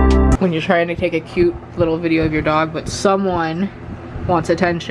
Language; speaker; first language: English; native; English